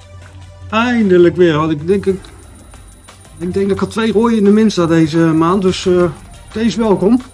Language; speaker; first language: Dutch; native; Dutch